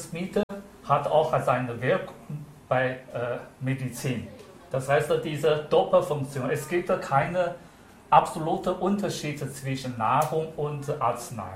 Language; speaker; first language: German; non-native, fluent; Chinese